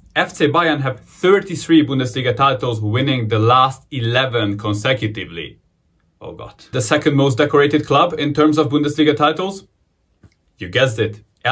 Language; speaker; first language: English; non-native, fluent; Hungarian